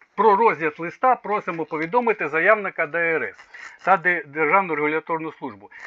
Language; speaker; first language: Ukrainian; non-native, local second language; Russian